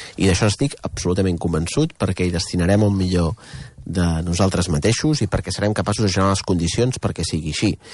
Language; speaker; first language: Catalan; native; Catalan